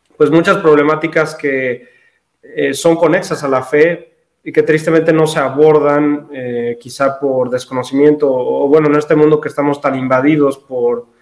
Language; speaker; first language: Spanish; native; Spanish